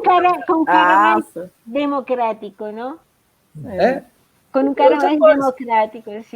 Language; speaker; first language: Portuguese; non-native, fluent; Spanish